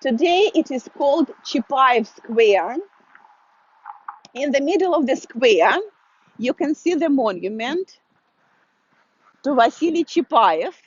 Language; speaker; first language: English; non-native, fluent; Russian